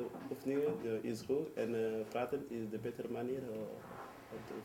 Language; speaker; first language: Dutch; non-native, learner; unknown